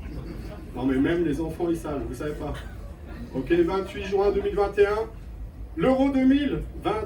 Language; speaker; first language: French; native; French